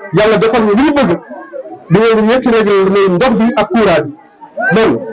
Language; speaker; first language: Wolof; non-native, local second language; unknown